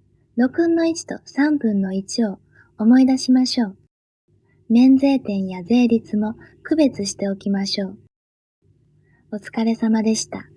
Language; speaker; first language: Japanese; native; Japanese